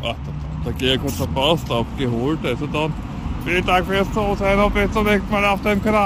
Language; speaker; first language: German; native; German